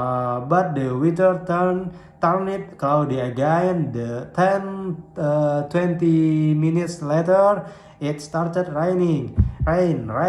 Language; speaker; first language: English; non-native, learner; Indonesian